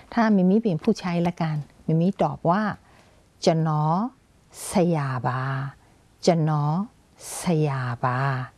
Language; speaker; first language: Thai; non-native, fluent; Burmese